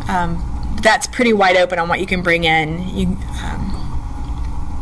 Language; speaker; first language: English; native; English